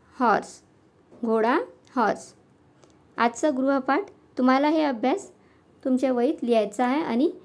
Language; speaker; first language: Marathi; non-native, local second language; Urdu